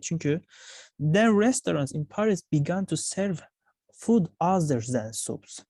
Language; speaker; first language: English; non-native, fluent; Azerbaijani